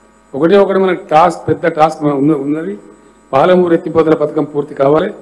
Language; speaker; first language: Telugu; native; Telugu